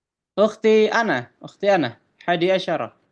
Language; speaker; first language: Arabic; non-native, fluent; Indonesian